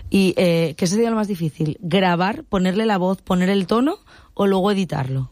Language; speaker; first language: Spanish; native; Spanish